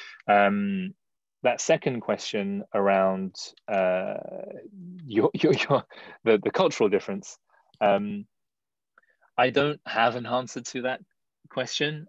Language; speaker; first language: English; early bilingual, other home language; Chinese